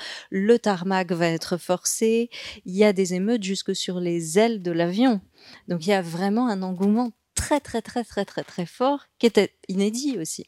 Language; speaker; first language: French; native; French